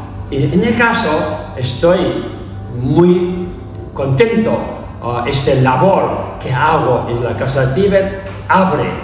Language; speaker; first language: Spanish; non-native, learner; Tibetan